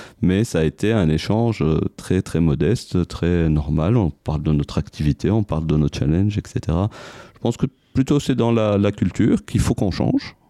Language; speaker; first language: French; non-native, local second language; Arabic